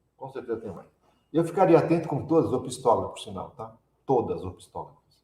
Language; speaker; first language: Portuguese; early bilingual, other home language; Italian